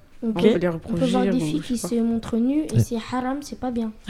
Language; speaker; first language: French; native; French